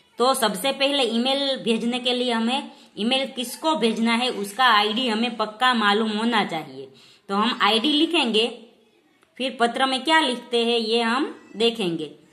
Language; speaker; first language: Hindi; non-native, local second language; Gujarati